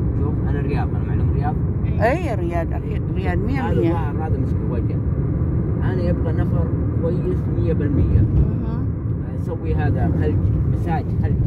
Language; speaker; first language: Arabic; non-native, learner; Filipino